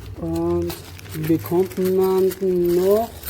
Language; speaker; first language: German; non-native, learner; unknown